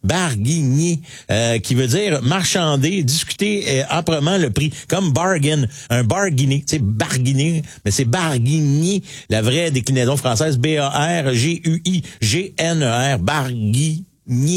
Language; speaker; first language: French; native; French